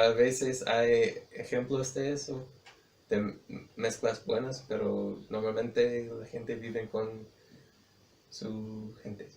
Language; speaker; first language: Spanish; non-native, fluent; English